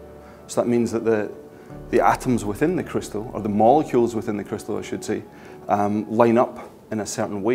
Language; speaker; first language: English; native; English